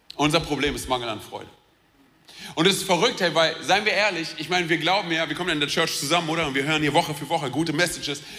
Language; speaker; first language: German; early bilingual, other home language; Romanian